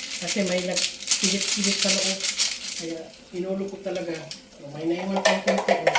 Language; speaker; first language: Filipino; non-native, local second language; Cebuano